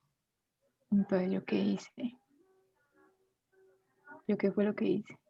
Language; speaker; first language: Spanish; native; Spanish